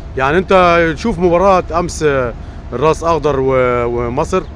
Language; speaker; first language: Arabic; native; Arabic